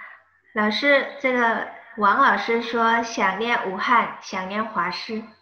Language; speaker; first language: Chinese; non-native, fluent; Indonesian